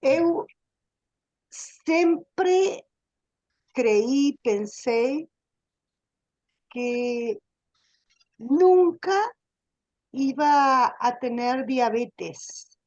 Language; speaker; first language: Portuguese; non-native, learner; Spanish